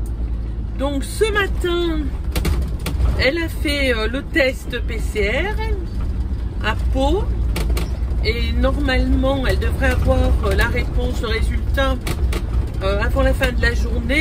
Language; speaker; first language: French; native; French